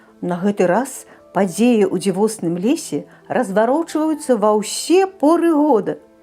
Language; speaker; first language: Belarusian; native; Belarusian